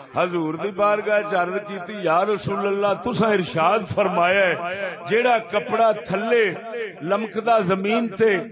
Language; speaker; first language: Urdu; non-native, local second language; Punjabi